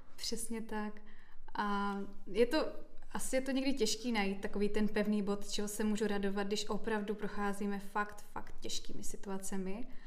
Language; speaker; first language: Czech; native; Czech